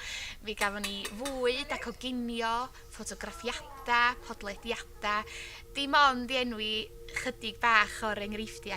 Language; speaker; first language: Welsh; native; Welsh